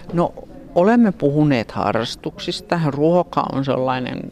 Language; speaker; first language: Finnish; native; Finnish